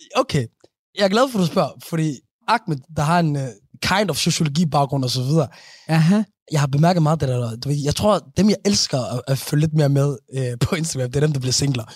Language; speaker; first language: Danish; early bilingual, other home language; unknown